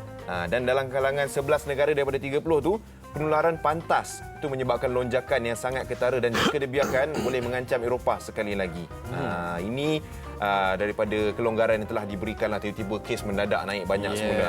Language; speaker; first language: Malay; native; Malay